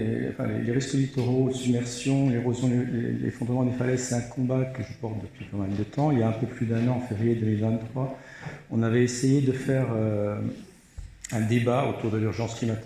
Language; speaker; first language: French; native; French